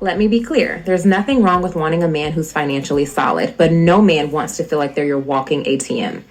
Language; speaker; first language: English; native; English